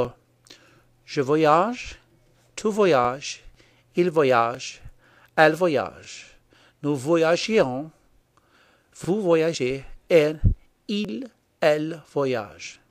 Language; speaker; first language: French; non-native, fluent; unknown